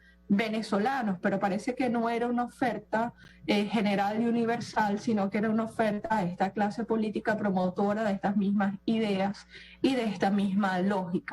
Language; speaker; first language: Spanish; native; Spanish